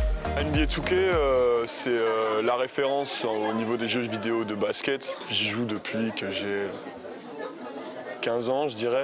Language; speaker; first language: French; native; French